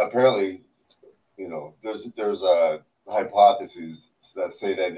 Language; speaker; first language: English; native; English